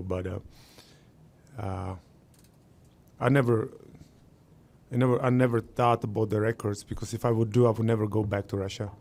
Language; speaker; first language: English; non-native, fluent; Czech